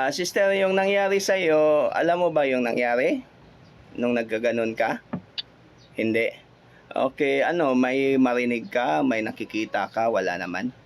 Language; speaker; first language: Filipino; non-native, local second language; Cebuano